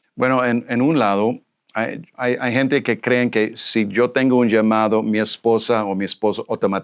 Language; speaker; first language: Spanish; non-native, fluent; English